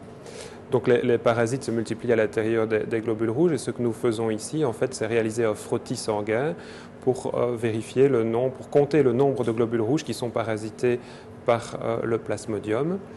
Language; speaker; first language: French; native; French